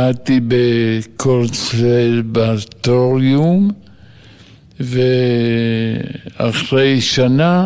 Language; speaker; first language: Hebrew; non-native, fluent; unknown